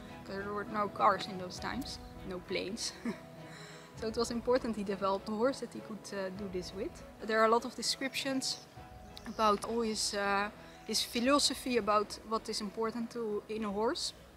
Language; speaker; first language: English; non-native, fluent; Dutch